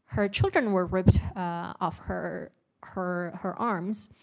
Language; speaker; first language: English; non-native, fluent; Uyghur